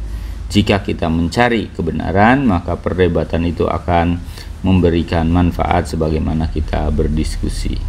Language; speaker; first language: Indonesian; native; Indonesian